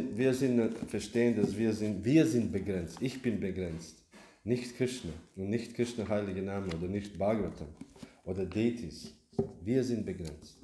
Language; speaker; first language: German; non-native, learner; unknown